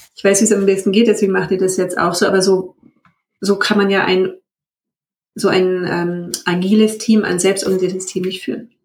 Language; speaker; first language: German; native; German